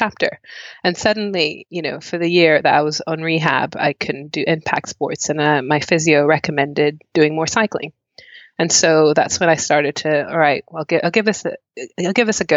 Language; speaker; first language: English; non-native, local second language; Nyanja